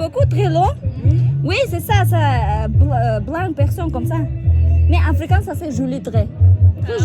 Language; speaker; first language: French; non-native, learner; Kazakh